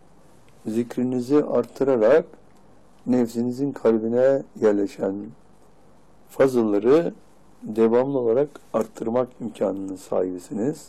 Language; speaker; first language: Turkish; native; Turkish